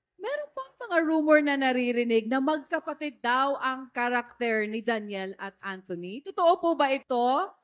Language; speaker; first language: Filipino; native; Filipino